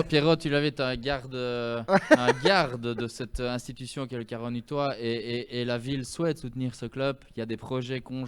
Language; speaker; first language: French; native; French